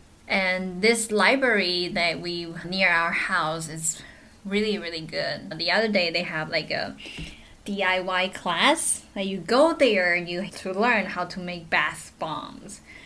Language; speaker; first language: English; non-native, fluent; Chinese